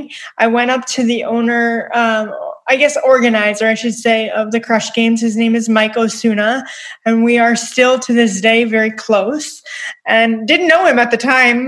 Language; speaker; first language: English; native; English